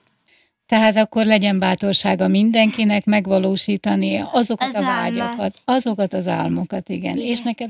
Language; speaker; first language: Hungarian; native; Hungarian